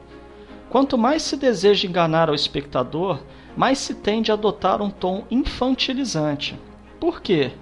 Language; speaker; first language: Portuguese; native; Portuguese